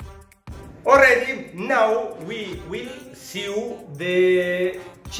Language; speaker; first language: English; non-native, learner; Italian